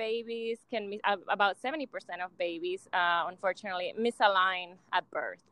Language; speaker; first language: English; non-native, fluent; Spanish